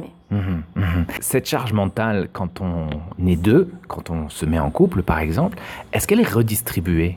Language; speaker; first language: French; native; French